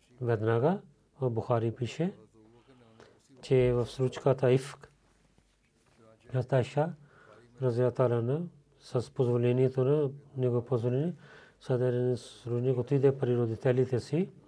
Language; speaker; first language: Bulgarian; non-native, learner; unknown